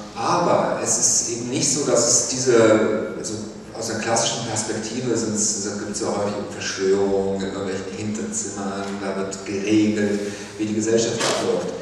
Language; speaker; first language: German; native; German